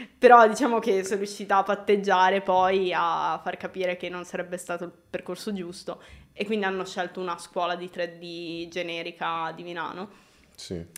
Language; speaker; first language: Italian; native; Italian